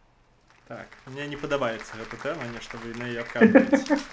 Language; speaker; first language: Belarusian; non-native, local second language; Russian